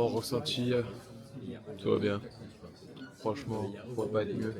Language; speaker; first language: French; native; French